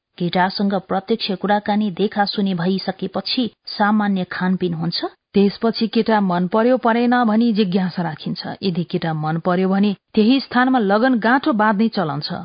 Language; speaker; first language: Nepali; native; Nepali